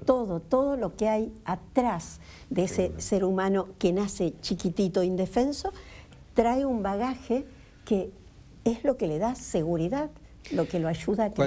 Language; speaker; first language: Spanish; native; Spanish